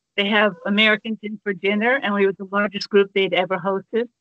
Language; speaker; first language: English; native; English